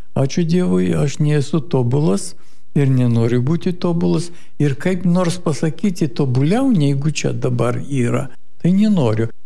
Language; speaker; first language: Lithuanian; non-native, local second language; Russian